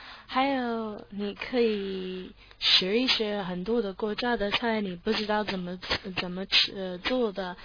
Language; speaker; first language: Chinese; non-native, learner; English